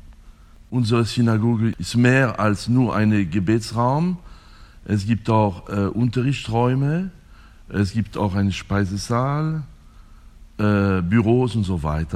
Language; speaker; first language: German; non-native, fluent; French